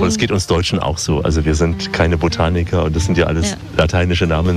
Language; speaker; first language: German; native; German